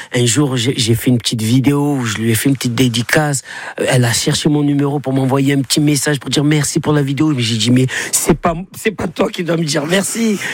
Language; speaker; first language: French; native; French